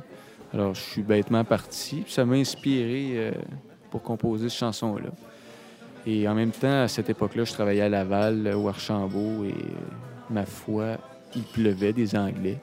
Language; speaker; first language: French; native; French